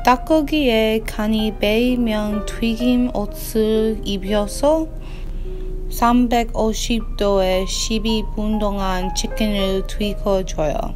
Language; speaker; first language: Korean; non-native, learner; English